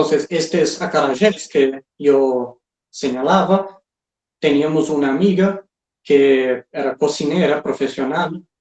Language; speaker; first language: Spanish; non-native, fluent; Portuguese